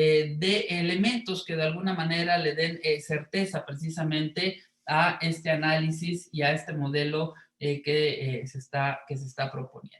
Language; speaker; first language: Spanish; native; Spanish